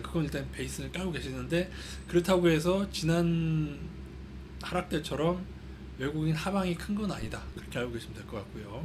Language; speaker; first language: Korean; native; Korean